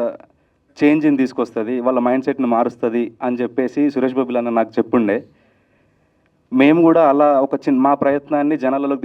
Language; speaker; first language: Telugu; native; Telugu